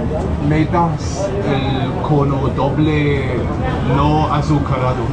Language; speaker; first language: Spanish; non-native, learner; English